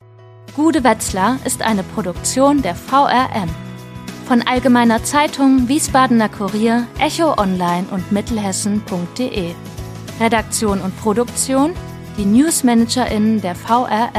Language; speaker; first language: German; native; German